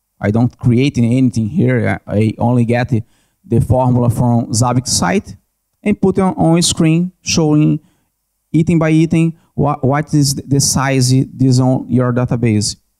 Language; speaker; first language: English; non-native, learner; Portuguese